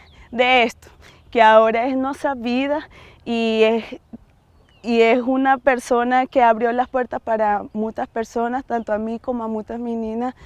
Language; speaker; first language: Portuguese; non-native, learner; Spanish